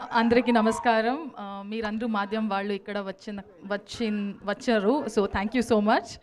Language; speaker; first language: Telugu; non-native, learner; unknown